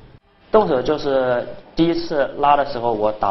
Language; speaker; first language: Chinese; native; Chinese